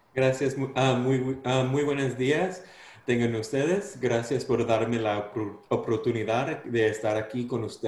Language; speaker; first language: Spanish; non-native, fluent; English